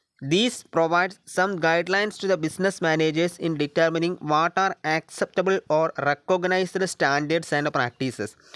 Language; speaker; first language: English; non-native, local second language; Malayalam